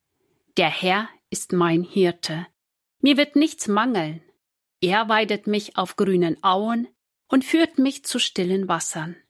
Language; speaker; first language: German; native; German